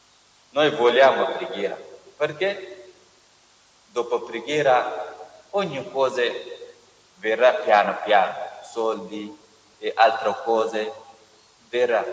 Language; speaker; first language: Italian; non-native, learner; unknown